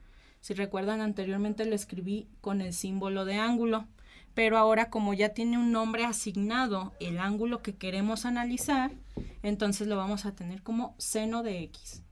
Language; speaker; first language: Spanish; native; Spanish